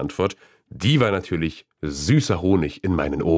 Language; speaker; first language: German; native; German